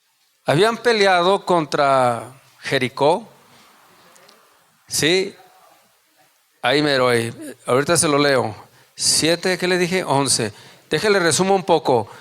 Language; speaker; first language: Spanish; native; Spanish